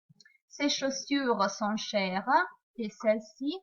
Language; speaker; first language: French; non-native, fluent; Italian